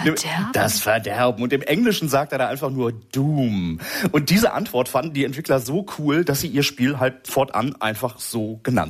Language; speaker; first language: German; native; German